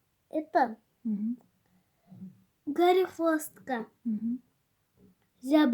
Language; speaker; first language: Russian; native; Russian